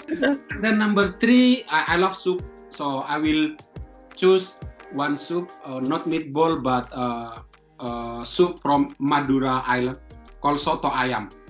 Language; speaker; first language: English; non-native, fluent; Indonesian